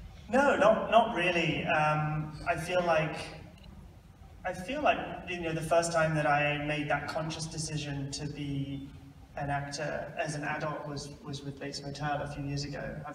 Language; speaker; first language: English; native; English